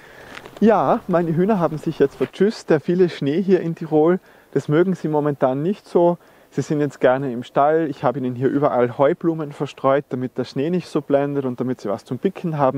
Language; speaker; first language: German; native; German